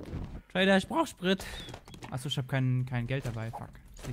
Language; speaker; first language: German; native; German